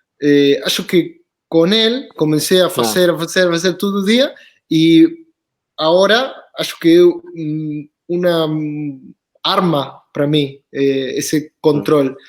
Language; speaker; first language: Portuguese; non-native, fluent; Spanish